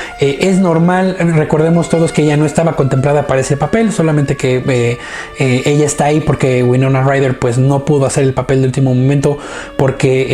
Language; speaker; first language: Spanish; native; Spanish